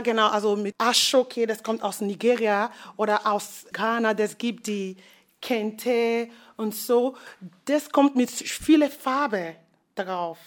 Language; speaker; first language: German; non-native, learner; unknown